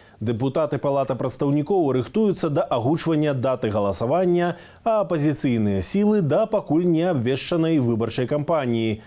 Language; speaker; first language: Belarusian; native; Belarusian